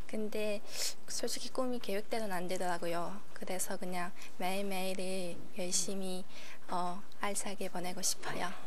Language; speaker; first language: Korean; early bilingual, heritage; Korean